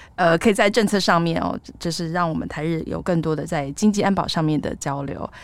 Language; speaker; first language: Chinese; native; Chinese